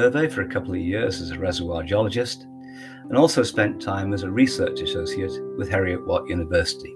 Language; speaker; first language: English; native; English